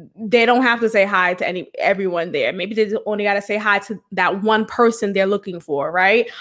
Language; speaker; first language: English; early bilingual, other home language; Haitian Creole